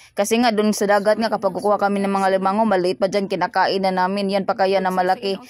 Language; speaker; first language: Filipino; non-native, local second language; Cebuano